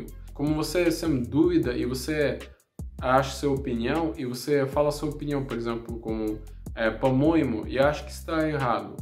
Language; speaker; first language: Portuguese; non-native, learner; Russian